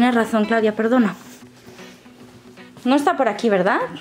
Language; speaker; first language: Spanish; native; Spanish